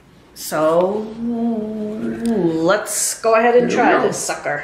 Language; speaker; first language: English; native; English